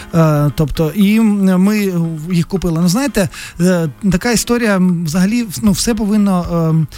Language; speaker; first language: Ukrainian; native; Ukrainian